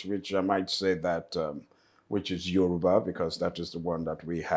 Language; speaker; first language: English; native; English